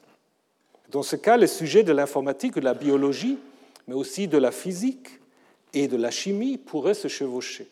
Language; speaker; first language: French; non-native, fluent; German